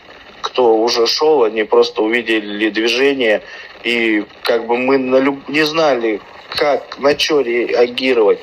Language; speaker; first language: Russian; native; Russian